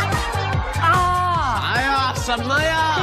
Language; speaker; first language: Chinese; native; Chinese